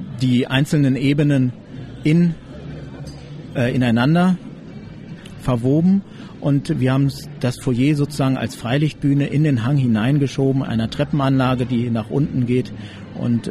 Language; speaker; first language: German; native; German